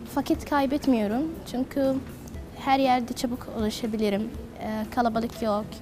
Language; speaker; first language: Turkish; non-native, fluent; Somali